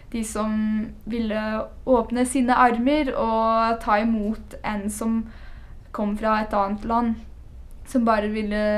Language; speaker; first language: Norwegian; non-native, fluent; English